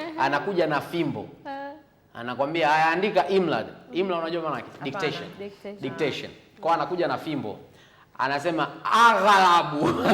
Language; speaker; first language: Swahili; native; Swahili